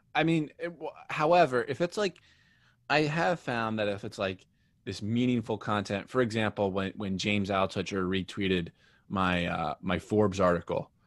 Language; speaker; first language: English; native; English